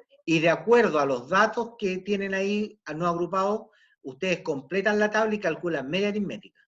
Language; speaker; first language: Spanish; native; Spanish